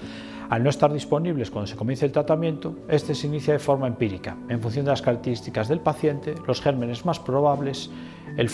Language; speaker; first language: Spanish; native; Spanish